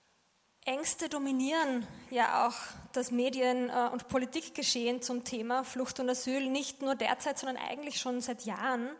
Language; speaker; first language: German; native; German